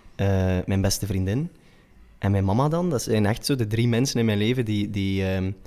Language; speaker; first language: Dutch; native; Dutch